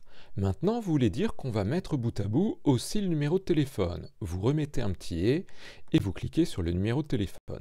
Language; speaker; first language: French; native; French